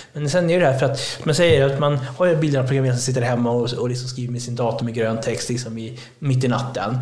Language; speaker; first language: Swedish; early bilingual, other home language; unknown